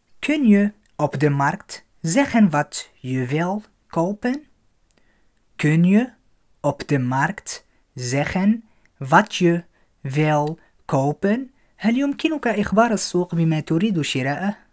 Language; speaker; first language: Dutch; non-native, fluent; Arabic